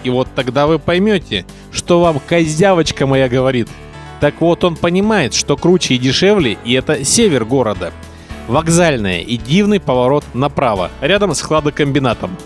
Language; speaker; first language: Russian; native; Russian